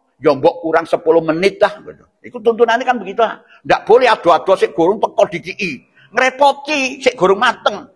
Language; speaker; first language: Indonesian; non-native, local second language; Javanese